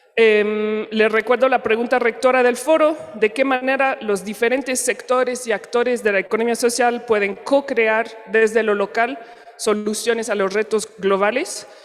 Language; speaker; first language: Spanish; non-native, fluent; French